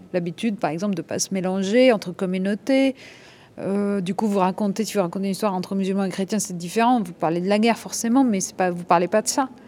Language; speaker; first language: French; non-native, local second language; Arabic